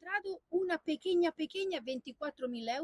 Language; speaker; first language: Spanish; non-native, learner; Italian